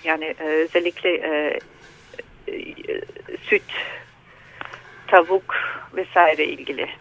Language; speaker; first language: Turkish; non-native, learner; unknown